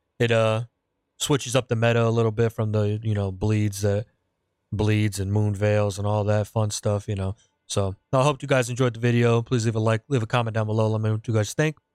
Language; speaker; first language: English; native; English